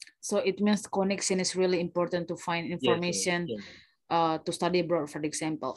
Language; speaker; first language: English; non-native, fluent; Indonesian